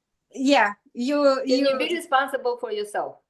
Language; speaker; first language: English; non-native, fluent; Russian